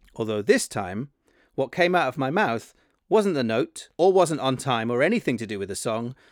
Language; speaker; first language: English; native; English